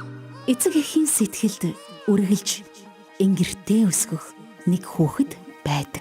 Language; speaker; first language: Mongolian; native; Mongolian